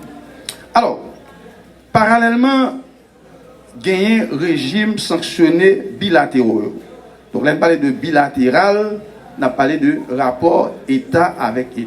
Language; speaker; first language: French; non-native, local second language; Haitian Creole